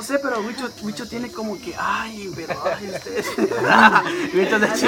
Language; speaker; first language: Spanish; native; Spanish